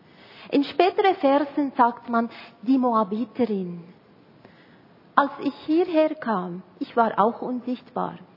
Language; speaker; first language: German; non-native, fluent; Arabic